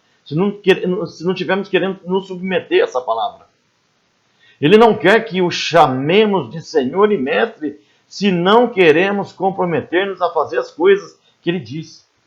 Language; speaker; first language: Portuguese; native; Portuguese